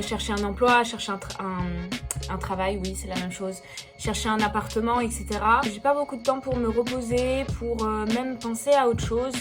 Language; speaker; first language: French; native; French